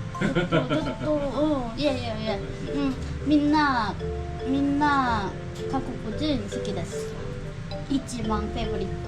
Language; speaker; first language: Japanese; non-native, learner; Korean